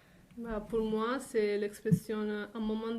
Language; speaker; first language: French; non-native, fluent; Italian